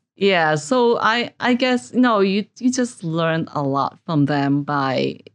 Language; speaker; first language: English; non-native, local second language; Cantonese